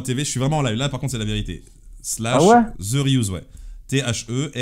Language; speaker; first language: French; native; French